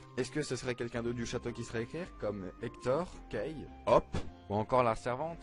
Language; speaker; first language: French; native; French